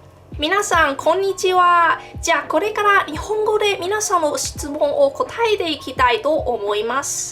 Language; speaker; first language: Japanese; non-native, learner; Min Nan Chinese